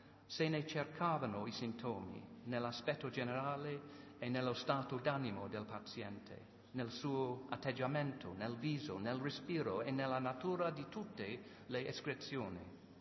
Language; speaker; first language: Italian; non-native, learner; English